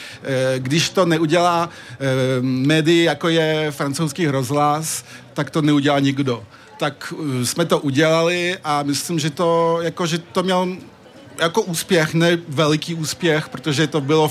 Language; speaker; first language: Czech; early bilingual, heritage; French